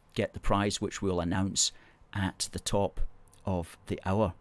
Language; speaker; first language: English; native; English